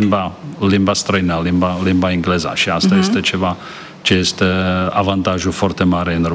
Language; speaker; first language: Romanian; non-native, learner; Czech